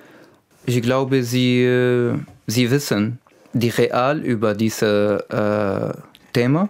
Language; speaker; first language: German; non-native, learner; Arabic